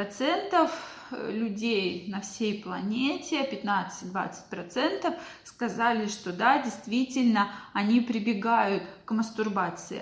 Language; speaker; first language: Russian; native; Russian